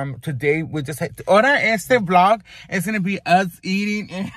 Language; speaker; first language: English; early bilingual, other home language; Spanish